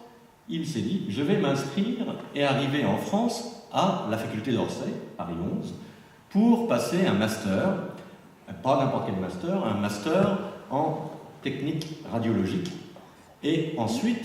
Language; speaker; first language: French; native; French